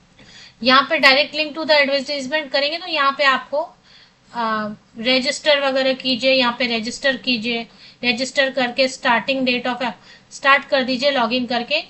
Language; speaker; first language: Hindi; native; Hindi